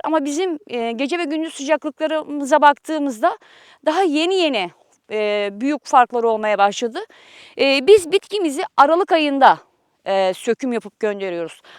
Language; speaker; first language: Turkish; native; Turkish